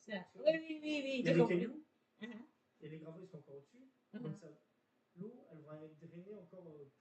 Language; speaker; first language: French; native; French